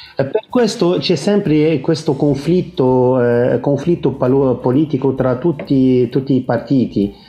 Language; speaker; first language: Italian; non-native, fluent; Arabic